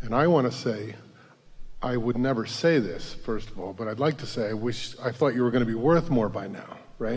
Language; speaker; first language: English; native; English